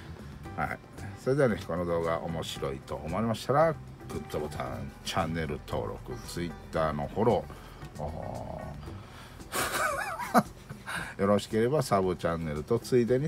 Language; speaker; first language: Japanese; native; Japanese